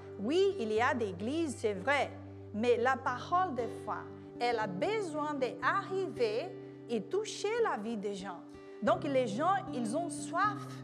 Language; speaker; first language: French; non-native, learner; Portuguese